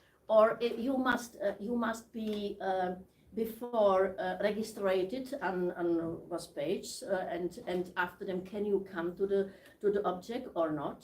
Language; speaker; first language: English; non-native, learner; Czech